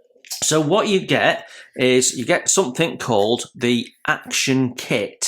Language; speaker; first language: English; native; English